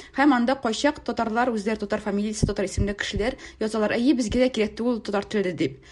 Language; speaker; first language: Tatar; native; Tatar